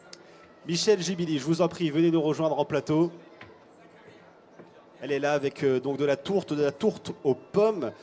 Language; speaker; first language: French; native; French